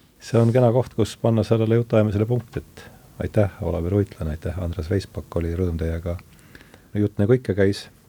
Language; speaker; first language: Estonian; native; Estonian